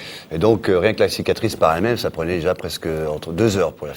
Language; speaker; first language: French; native; French